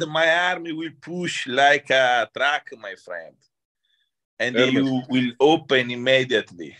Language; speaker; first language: English; non-native, learner; Italian